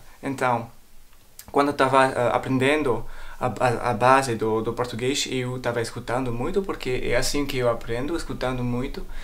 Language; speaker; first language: Portuguese; non-native, fluent; French